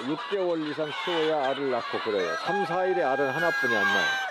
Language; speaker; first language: Korean; native; Korean